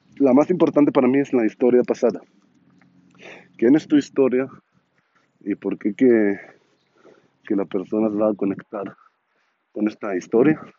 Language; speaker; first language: Spanish; non-native, learner; Hebrew